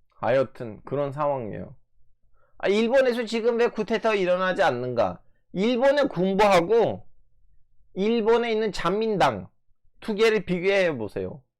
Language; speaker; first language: Korean; non-native, fluent; Turkish